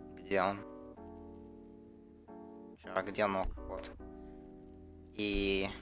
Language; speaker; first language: Russian; early bilingual, heritage; Russian